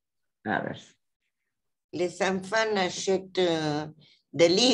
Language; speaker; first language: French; non-native, learner; Spanish